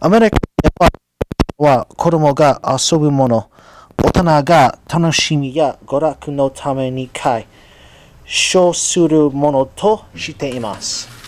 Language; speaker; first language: Japanese; non-native, learner; English